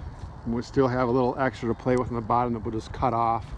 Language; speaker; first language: English; native; English